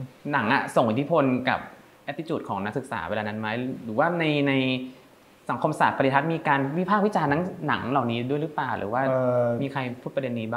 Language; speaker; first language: Thai; native; Thai